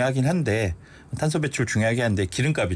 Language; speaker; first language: Korean; native; Korean